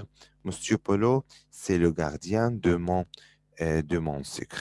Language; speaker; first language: French; non-native, fluent; Arabic